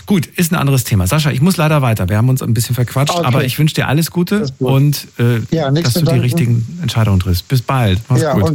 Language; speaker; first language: German; native; German